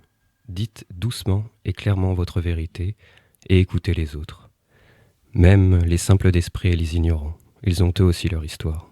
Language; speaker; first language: French; native; French